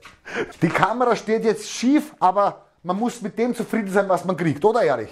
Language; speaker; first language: German; native; German